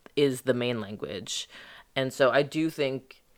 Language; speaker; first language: English; early bilingual, other home language; French